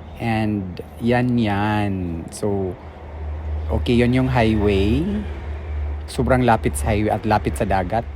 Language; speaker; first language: Filipino; non-native, local second language; Cebuano